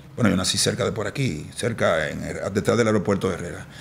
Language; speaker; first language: Spanish; native; Spanish